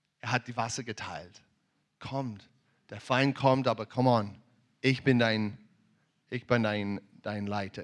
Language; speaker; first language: German; non-native, learner; English